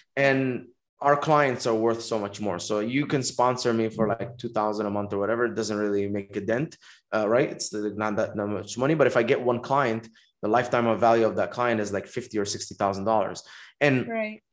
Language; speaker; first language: English; non-native, fluent; Arabic